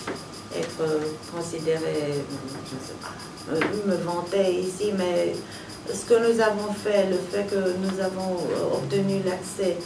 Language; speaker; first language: French; non-native, fluent; Romanian